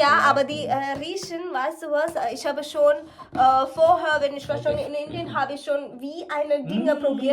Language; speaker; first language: German; non-native, learner; Malayalam